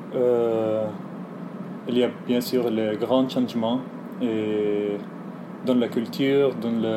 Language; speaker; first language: French; non-native, learner; Arabic